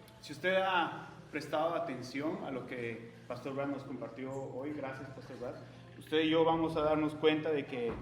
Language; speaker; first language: Spanish; native; Spanish